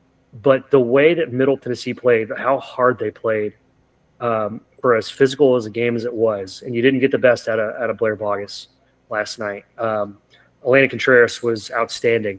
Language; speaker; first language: English; native; English